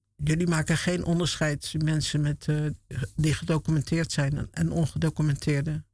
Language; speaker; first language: Dutch; native; Dutch